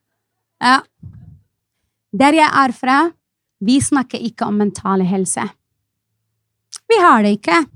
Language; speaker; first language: Norwegian; non-native, fluent; Arabic